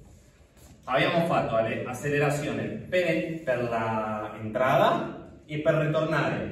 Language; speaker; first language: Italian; non-native, fluent; Spanish